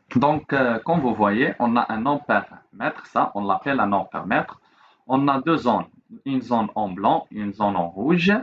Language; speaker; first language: French; non-native, local second language; Arabic